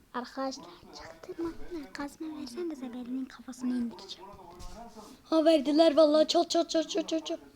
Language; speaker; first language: Turkish; native; Turkish